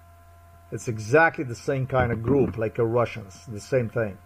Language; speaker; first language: English; non-native, fluent; Slovenian